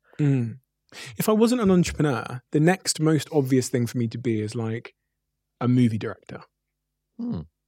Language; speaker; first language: English; native; English